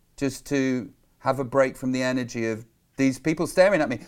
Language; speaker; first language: English; native; English